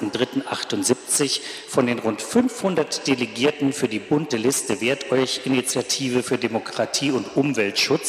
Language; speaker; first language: German; native; German